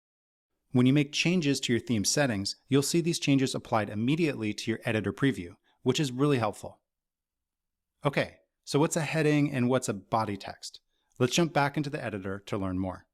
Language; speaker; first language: English; native; English